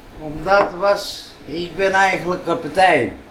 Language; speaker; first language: Dutch; non-native, learner; Greek